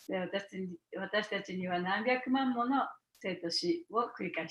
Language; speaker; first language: Japanese; native; Japanese